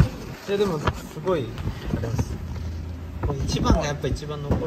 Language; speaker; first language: Japanese; native; Japanese